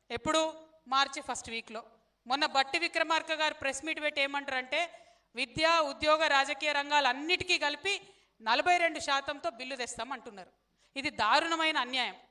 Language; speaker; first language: Telugu; native; Telugu